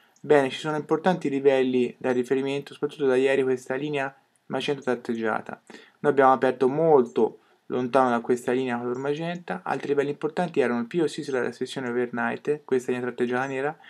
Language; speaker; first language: Italian; native; Italian